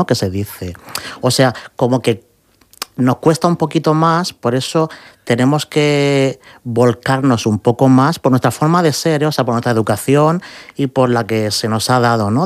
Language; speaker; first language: Spanish; native; Spanish